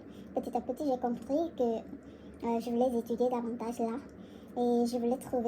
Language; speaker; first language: French; non-native, learner; Korean